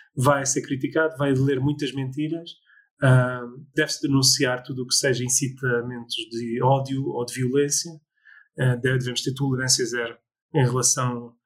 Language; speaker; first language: Portuguese; early bilingual, other home language; English